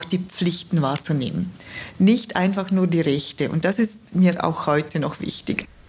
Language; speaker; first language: German; native; German